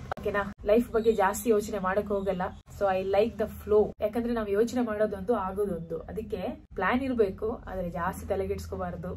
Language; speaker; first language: Kannada; native; Kannada